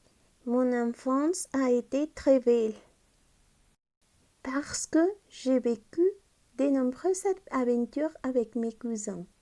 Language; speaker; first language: French; non-native, fluent; Spanish